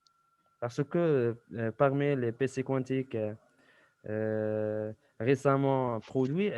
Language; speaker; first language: French; non-native, local second language; Arabic